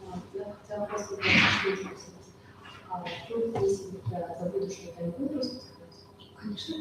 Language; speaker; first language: Russian; non-native, local second language; Kazakh